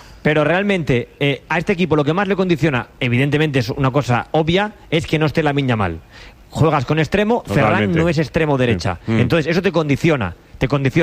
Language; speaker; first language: Spanish; native; Spanish